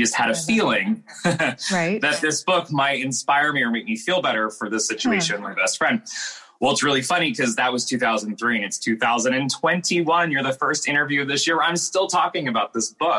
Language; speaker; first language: English; native; English